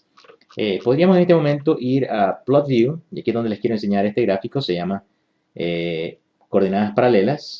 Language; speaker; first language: Spanish; native; Spanish